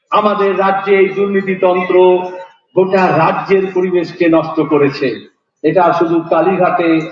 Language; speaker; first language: Bangla; native; Bangla